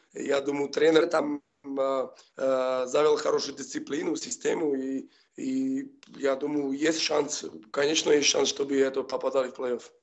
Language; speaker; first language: Russian; non-native, fluent; Slovak